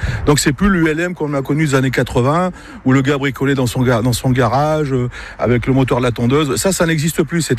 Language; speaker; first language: French; native; French